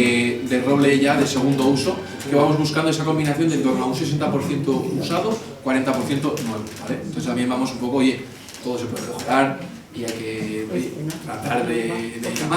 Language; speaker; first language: Spanish; native; Spanish